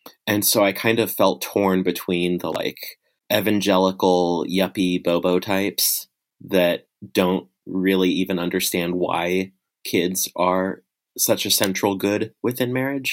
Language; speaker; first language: English; native; English